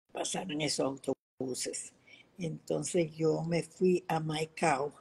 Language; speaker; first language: Spanish; early bilingual, other home language; Yiddish